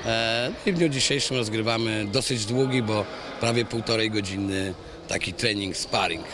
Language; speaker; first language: Polish; native; Polish